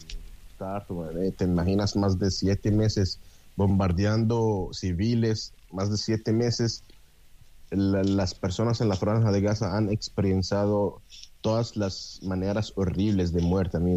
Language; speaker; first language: Spanish; non-native, fluent; Arabic